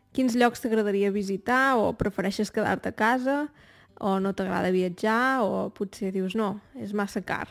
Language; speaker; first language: Catalan; native; Catalan